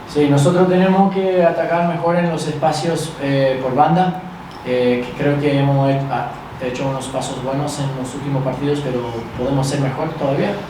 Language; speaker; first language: Spanish; early bilingual, other home language; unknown